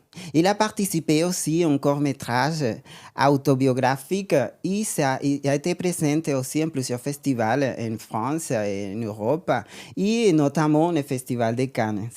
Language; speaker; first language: French; non-native, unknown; Spanish